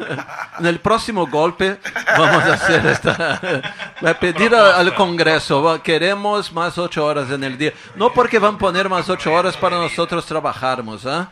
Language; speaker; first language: Spanish; non-native, fluent; Portuguese